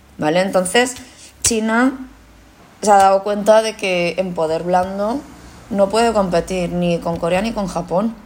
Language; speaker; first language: Spanish; early bilingual, other home language; Korean